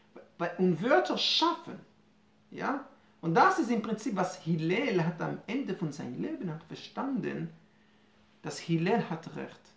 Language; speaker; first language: German; non-native, fluent; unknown